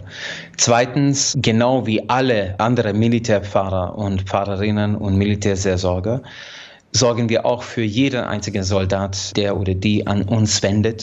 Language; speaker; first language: German; non-native, fluent; Hungarian